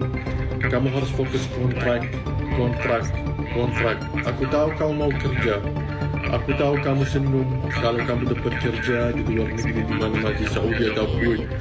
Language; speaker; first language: Indonesian; non-native, fluent; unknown